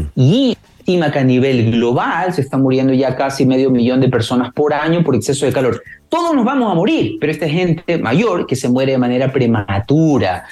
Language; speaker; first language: Spanish; native; Spanish